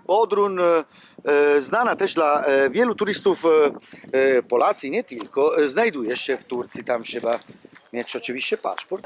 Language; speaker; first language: Polish; non-native, fluent; Italian